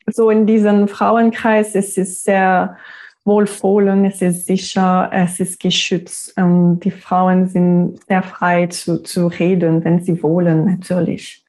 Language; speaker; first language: German; non-native, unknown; French